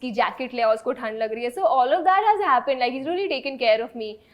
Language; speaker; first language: English; non-native, local second language; Hindi